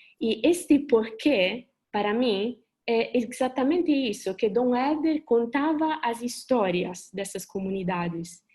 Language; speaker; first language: Portuguese; non-native, fluent; Italian